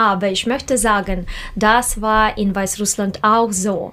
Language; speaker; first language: German; non-native, learner; Russian